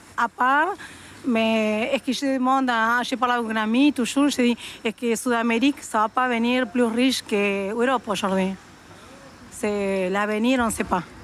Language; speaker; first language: French; non-native, fluent; Spanish